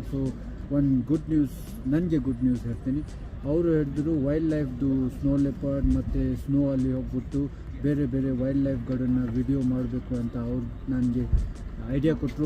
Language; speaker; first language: Kannada; non-native, fluent; Ladakhi